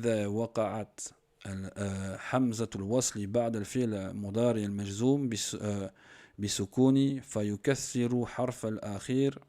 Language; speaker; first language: Arabic; non-native, fluent; French